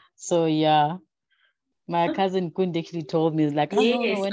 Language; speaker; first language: English; non-native, local second language; Southern Sotho